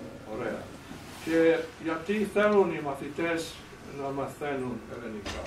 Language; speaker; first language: Greek; non-native, learner; Finnish